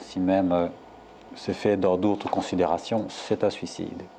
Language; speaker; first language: French; native; French